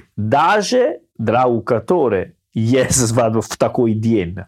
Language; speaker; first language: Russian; non-native, learner; Italian